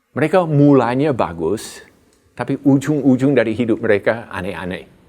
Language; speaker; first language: Indonesian; non-native, fluent; English